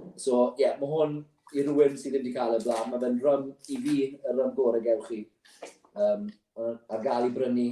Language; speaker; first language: Welsh; native; Welsh